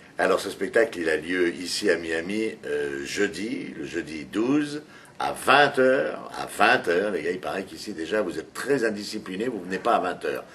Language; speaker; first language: French; native; French